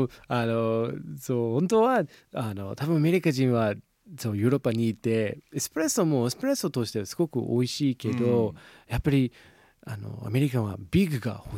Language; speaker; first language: Japanese; non-native, fluent; English